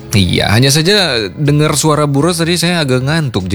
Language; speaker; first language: Indonesian; native; Indonesian